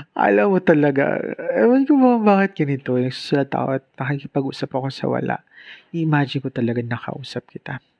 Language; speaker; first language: Filipino; non-native, local second language; Bikol